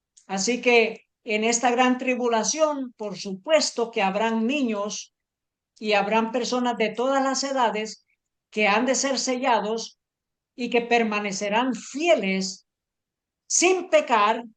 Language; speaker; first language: Spanish; native; Spanish